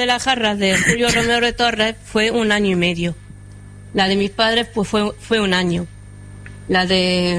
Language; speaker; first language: Spanish; non-native, fluent; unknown